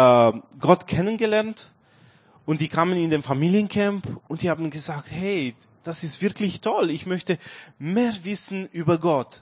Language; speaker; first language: German; non-native, learner; Romanian